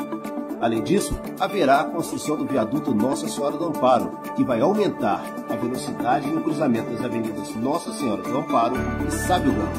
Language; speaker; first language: Portuguese; native; Portuguese